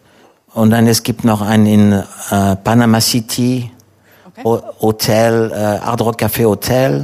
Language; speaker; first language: German; non-native, fluent; French